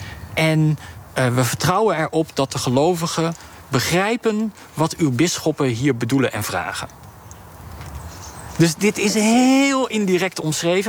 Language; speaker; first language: Dutch; native; Dutch